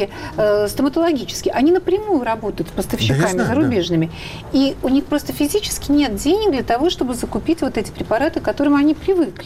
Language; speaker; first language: Russian; native; Russian